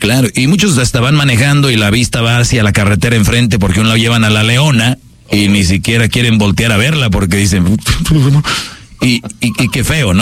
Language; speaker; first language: Spanish; native; Spanish